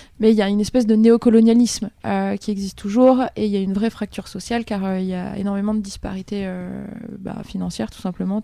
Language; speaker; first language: French; native; French